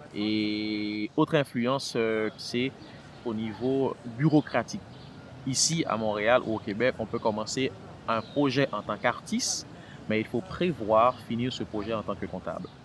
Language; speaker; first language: French; non-native, local second language; Haitian Creole